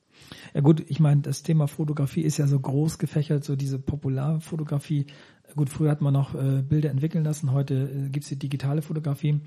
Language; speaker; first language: German; native; German